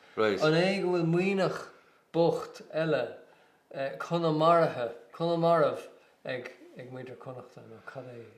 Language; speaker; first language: Irish; native; Irish